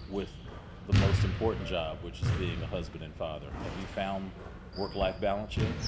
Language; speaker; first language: English; native; English